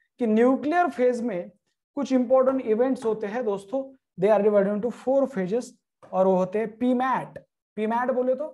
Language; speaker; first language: Hindi; non-native, local second language; Marathi